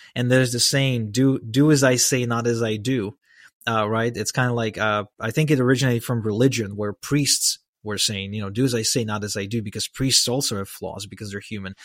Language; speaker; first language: English; early bilingual, other home language; Hebrew